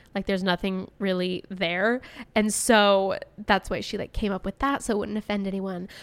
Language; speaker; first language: English; native; English